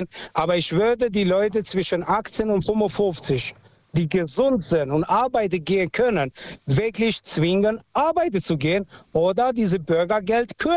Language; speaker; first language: German; non-native, local second language; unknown